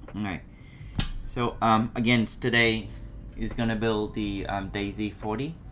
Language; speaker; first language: English; non-native, fluent; Vietnamese